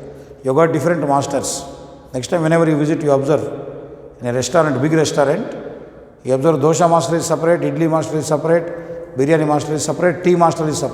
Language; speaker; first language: English; non-native, local second language; Telugu